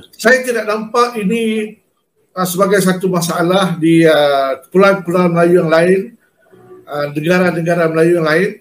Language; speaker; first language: Malay; native; Malay